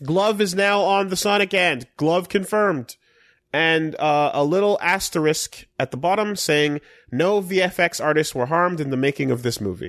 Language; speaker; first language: English; native; English